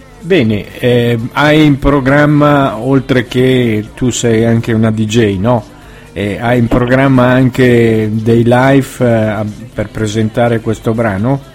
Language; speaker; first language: Italian; native; Italian